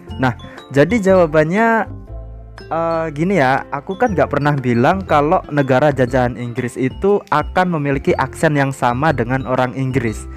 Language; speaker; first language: Indonesian; native; Indonesian